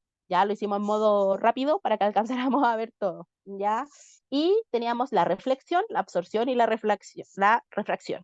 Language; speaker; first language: Spanish; native; Spanish